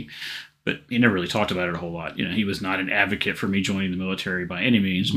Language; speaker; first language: English; native; English